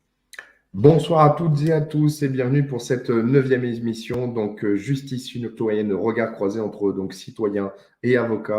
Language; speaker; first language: French; native; French